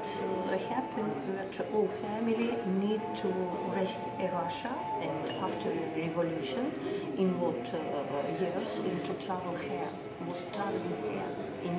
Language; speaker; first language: English; non-native, learner; Russian